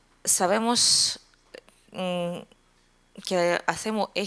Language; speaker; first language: Spanish; non-native, learner; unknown